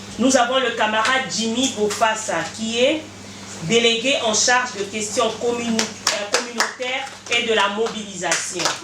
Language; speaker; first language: French; non-native, local second language; Lingala